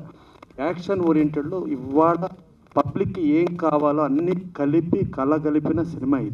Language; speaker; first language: Telugu; native; Telugu